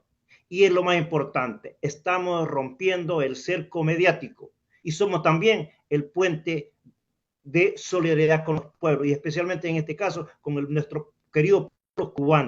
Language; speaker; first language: Spanish; native; Spanish